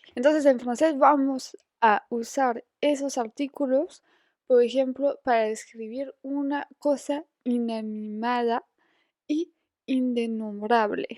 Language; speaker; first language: Spanish; non-native, fluent; French